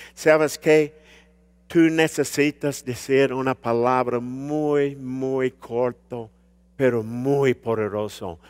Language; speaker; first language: Spanish; early bilingual, heritage; Spanish